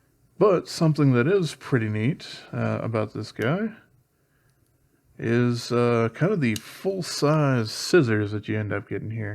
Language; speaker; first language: English; native; English